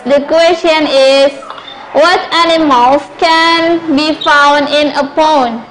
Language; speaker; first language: English; non-native, local second language; Indonesian